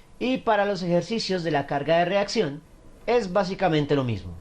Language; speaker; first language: Spanish; native; Spanish